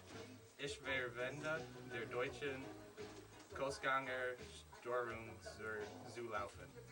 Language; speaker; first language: German; non-native, learner; English